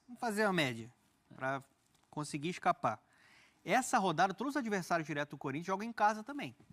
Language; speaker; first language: Portuguese; native; Portuguese